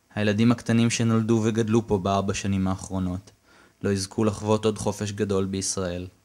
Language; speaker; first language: Hebrew; native; Hebrew